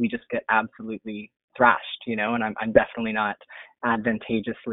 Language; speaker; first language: English; native; English